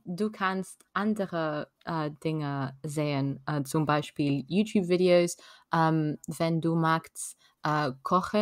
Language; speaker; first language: German; non-native, learner; French